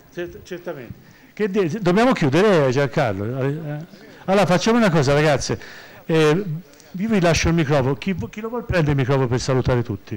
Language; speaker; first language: Italian; native; Italian